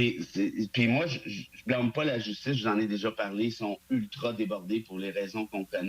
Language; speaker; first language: French; native; French